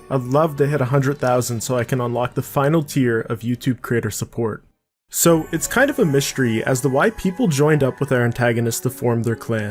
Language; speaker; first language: English; native; English